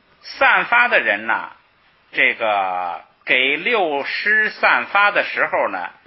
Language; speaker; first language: Chinese; native; Chinese